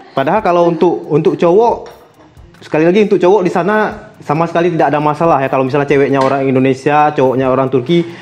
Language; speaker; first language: Indonesian; native; Indonesian